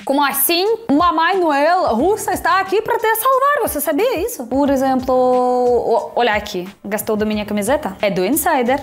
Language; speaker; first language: Portuguese; non-native, fluent; Russian